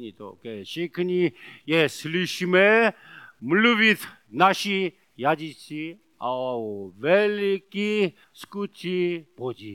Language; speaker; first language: Czech; non-native, learner; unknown